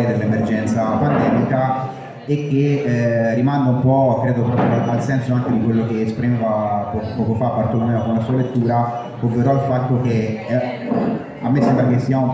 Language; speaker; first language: Italian; native; Italian